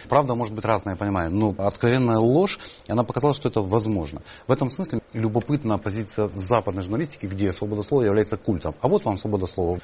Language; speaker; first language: Russian; native; Russian